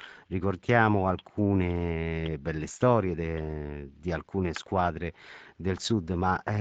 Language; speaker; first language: Italian; native; Italian